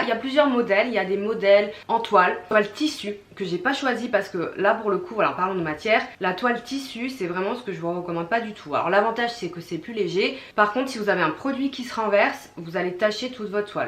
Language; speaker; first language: French; native; French